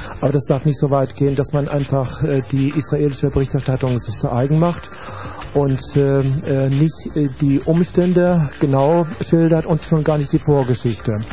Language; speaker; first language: German; native; German